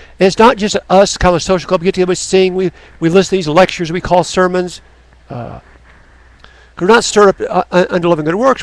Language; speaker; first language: English; native; English